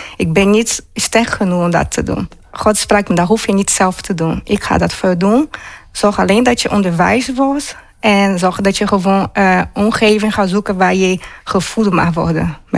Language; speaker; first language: Dutch; non-native, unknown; Portuguese